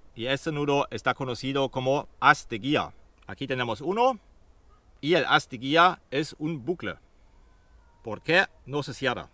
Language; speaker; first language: Spanish; non-native, fluent; German